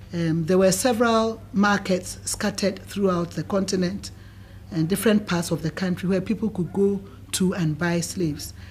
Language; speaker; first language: English; non-native, local second language; Akan